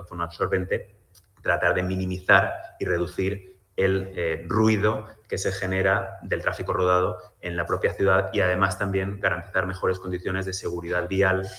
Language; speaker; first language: Spanish; native; Spanish